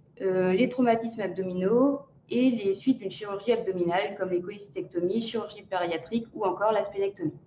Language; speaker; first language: French; native; French